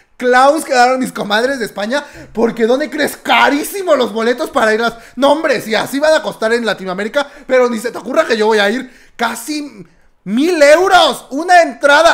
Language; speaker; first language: Spanish; native; Spanish